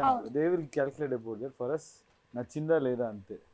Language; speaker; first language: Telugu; non-native, fluent; Kannada